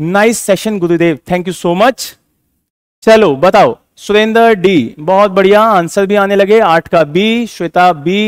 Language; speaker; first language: Hindi; native; Hindi